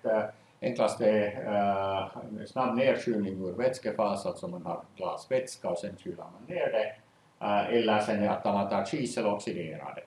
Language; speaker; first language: Swedish; native; Swedish